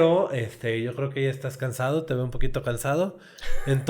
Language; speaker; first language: Spanish; native; Spanish